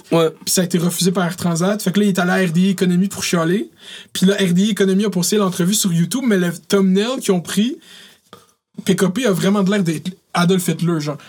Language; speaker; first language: French; early bilingual, other home language; Arabic